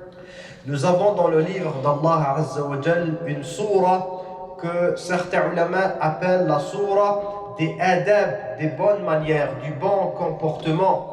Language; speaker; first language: French; non-native, local second language; Arabic